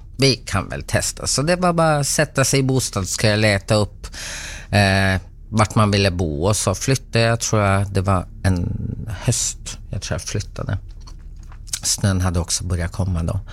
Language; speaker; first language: Swedish; native; Swedish